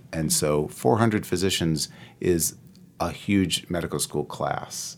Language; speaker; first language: English; native; English